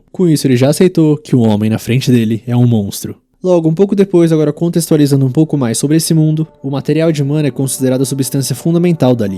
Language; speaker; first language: Portuguese; native; Portuguese